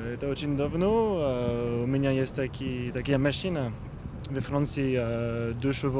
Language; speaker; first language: Russian; non-native, learner; French